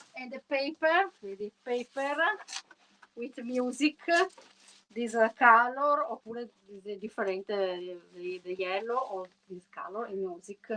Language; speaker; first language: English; non-native, learner; Italian